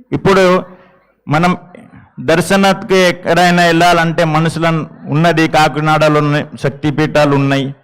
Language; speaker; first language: Telugu; non-native, local second language; Hindi